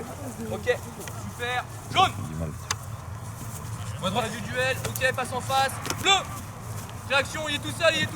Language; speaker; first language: French; native; French